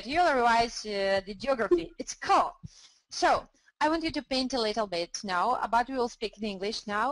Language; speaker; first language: English; non-native, fluent; Russian